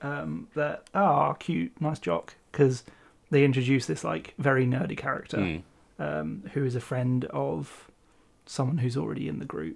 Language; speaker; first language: English; native; English